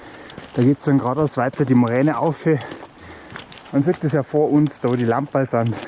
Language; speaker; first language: German; native; German